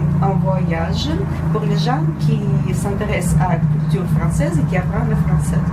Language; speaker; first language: French; non-native, fluent; Russian